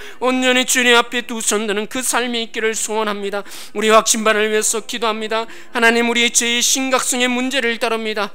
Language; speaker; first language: Korean; native; Korean